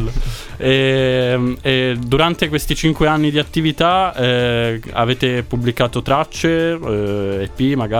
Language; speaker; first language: Italian; native; Italian